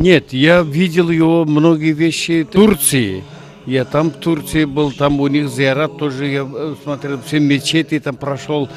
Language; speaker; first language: Russian; non-native, local second language; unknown